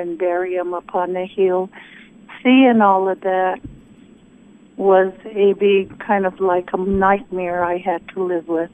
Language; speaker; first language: English; early bilingual, other home language; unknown